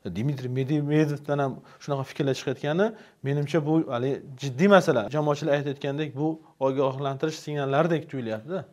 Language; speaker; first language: Uzbek; native; Uzbek